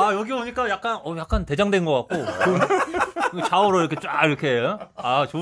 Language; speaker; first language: Korean; native; Korean